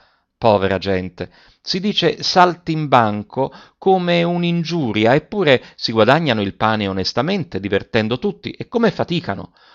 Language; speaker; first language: Italian; native; Italian